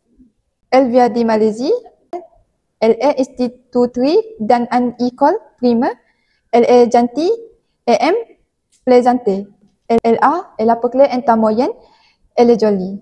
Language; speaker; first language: French; non-native, learner; Malay